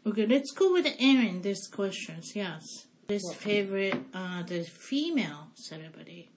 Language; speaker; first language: English; non-native, fluent; Japanese